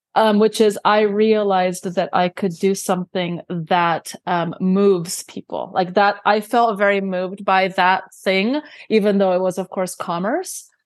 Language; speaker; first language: English; early bilingual, other home language; Romanian